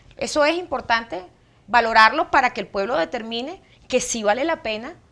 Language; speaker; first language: Spanish; native; Spanish